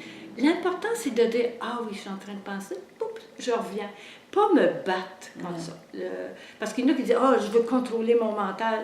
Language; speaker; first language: French; native; French